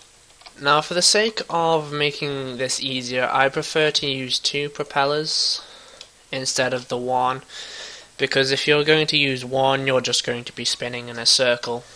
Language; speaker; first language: English; native; English